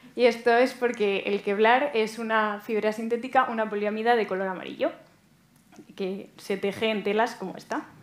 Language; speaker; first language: Spanish; native; Spanish